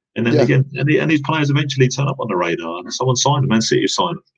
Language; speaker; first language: English; native; English